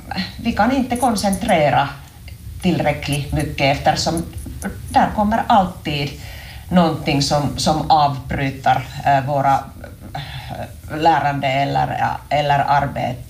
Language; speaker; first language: Swedish; non-native, local second language; Finnish